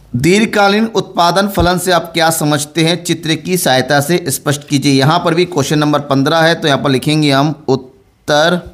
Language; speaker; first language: Hindi; native; Hindi